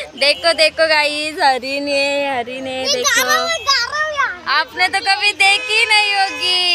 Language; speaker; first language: Hindi; non-native, local second language; Marathi